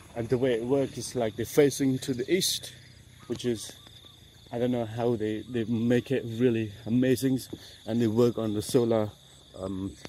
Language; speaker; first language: English; non-native, fluent; Khmer